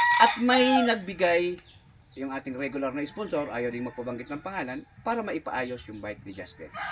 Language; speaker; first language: Filipino; non-native, local second language; Bikol